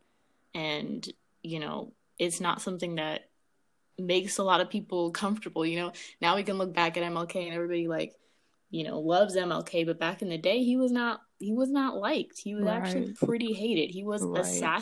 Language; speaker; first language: English; early bilingual, other home language; Amharic